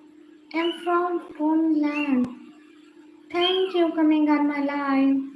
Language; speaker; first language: English; non-native, learner; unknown